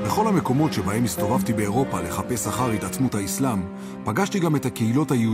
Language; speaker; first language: Hebrew; native; Hebrew